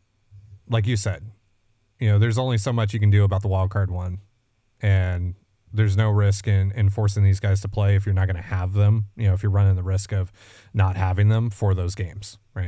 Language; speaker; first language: English; native; English